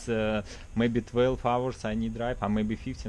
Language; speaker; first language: English; non-native, learner; Russian